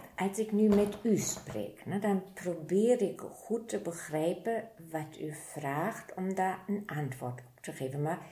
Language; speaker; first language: Dutch; non-native, fluent; German